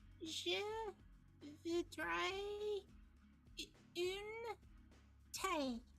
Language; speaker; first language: French; non-native, learner; English